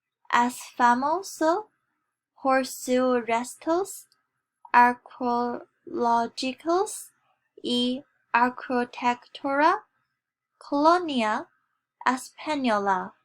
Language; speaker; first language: Spanish; non-native, learner; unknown